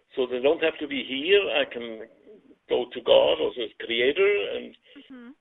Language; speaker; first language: English; non-native, fluent; Swiss German